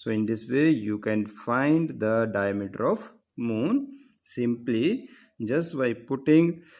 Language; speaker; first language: English; non-native, local second language; Punjabi